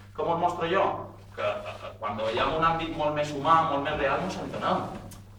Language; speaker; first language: Catalan; native; Catalan